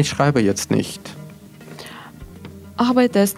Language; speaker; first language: German; non-native, learner; Russian